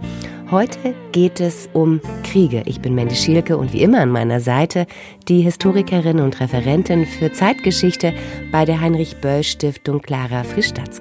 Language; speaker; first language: German; native; German